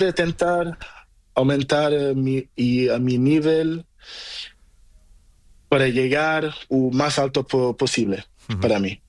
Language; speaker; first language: Spanish; non-native, learner; Portuguese